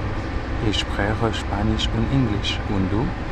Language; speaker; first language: German; non-native, learner; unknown